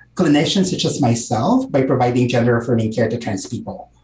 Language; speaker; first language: English; non-native, local second language; Filipino